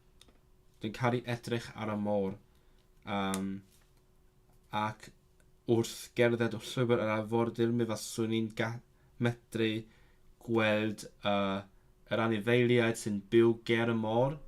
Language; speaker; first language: Welsh; non-native, learner; Cantonese